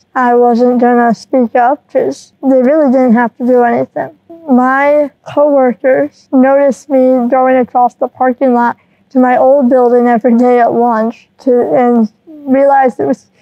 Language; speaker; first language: English; native; English